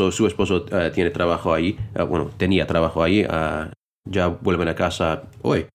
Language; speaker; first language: Spanish; non-native, fluent; English